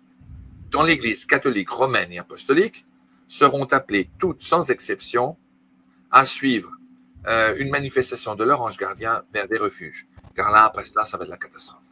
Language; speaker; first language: French; native; French